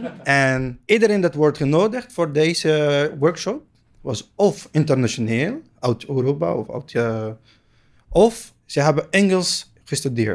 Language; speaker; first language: Dutch; non-native, learner; Arabic